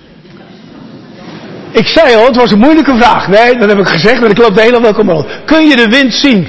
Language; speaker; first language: Dutch; native; Dutch